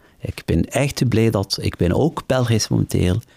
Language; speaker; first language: Dutch; non-native, learner; Arabic